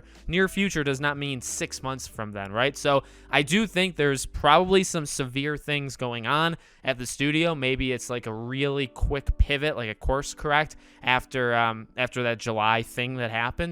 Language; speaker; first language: English; native; English